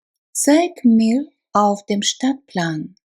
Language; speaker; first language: German; non-native, fluent; Russian